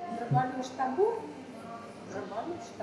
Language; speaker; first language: Portuguese; non-native, learner; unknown